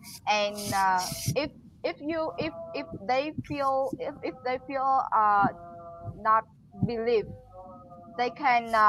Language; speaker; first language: English; non-native, learner; Vietnamese